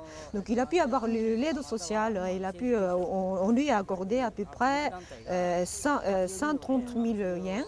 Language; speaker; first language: French; non-native, fluent; Japanese